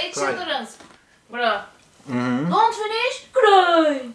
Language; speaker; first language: English; non-native, learner; Turkish